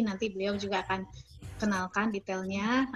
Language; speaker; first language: Indonesian; native; Indonesian